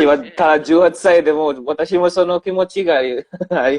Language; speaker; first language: Japanese; non-native, learner; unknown